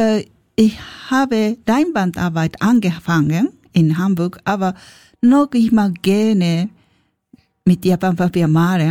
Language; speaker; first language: German; non-native, learner; Japanese